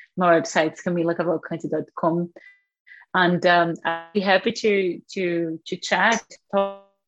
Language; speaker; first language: English; non-native, fluent; Portuguese